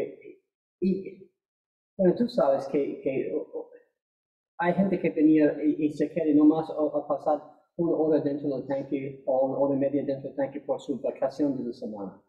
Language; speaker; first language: Spanish; non-native, fluent; English